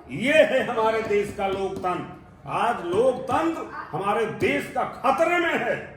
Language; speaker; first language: Hindi; native; Hindi